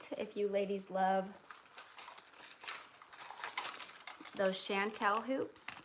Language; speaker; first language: English; native; English